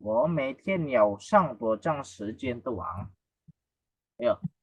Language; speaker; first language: Chinese; non-native, fluent; Indonesian